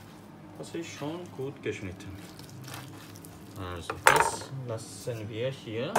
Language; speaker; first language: German; non-native, learner; Korean